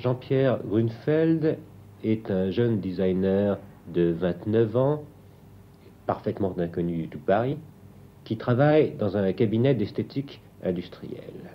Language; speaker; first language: French; native; French